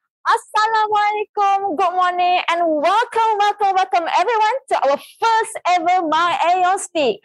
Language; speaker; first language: English; non-native, local second language; Malay